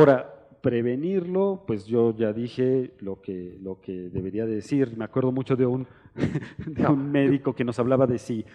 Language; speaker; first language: Spanish; native; Spanish